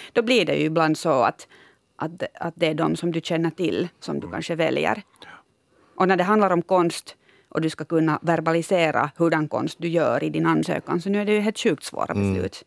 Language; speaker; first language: Swedish; native; Swedish